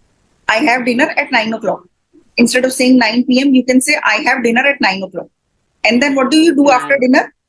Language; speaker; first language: English; non-native, fluent; Hindi